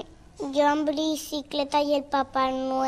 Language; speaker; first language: Catalan; non-native, local second language; Spanish